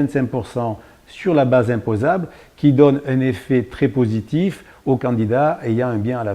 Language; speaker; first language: French; native; French